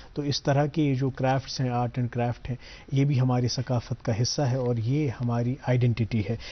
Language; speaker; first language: Hindi; non-native, local second language; Kashmiri